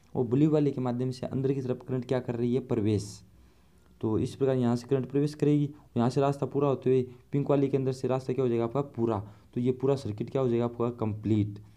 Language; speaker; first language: Hindi; native; Hindi